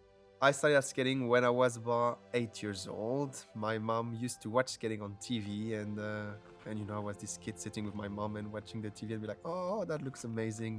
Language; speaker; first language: English; non-native, fluent; French